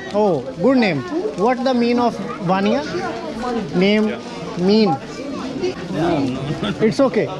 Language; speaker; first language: English; non-native, learner; Urdu